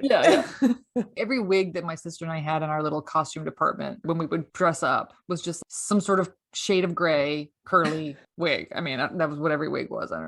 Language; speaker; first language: English; native; English